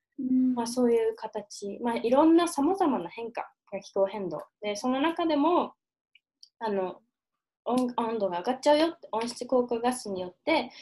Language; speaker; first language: Japanese; early bilingual, heritage; Japanese